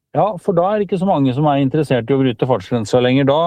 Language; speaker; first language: Norwegian; native; Norwegian